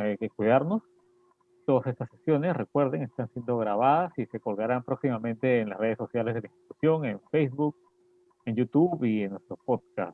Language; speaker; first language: Spanish; native; Spanish